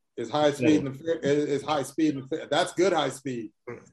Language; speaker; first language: English; native; English